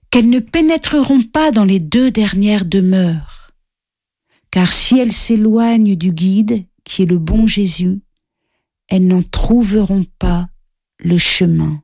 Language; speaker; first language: French; native; French